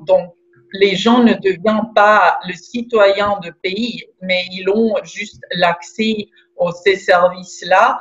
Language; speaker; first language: French; non-native, fluent; Estonian